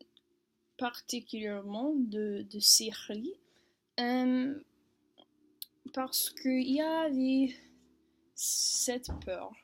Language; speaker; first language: French; non-native, learner; English